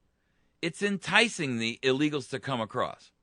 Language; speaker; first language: English; native; English